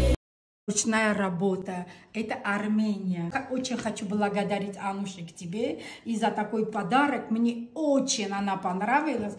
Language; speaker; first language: Russian; non-native, local second language; Armenian